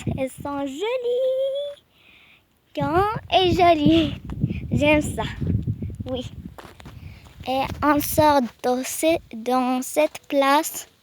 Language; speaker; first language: French; non-native, learner; Arabic